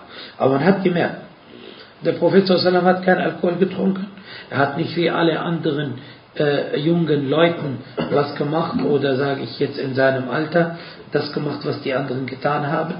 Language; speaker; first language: German; non-native, fluent; Arabic